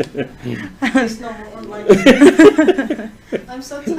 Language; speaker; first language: English; non-native, fluent; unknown